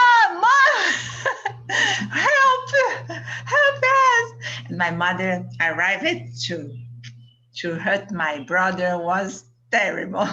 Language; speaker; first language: English; non-native, learner; Portuguese